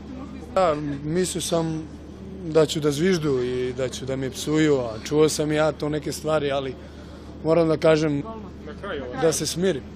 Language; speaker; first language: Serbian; early bilingual, heritage; German